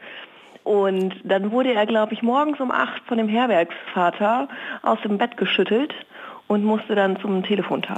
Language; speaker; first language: German; native; German